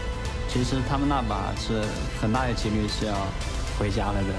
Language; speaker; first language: Chinese; native; Chinese